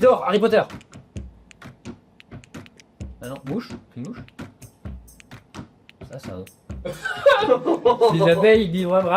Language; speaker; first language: French; native; French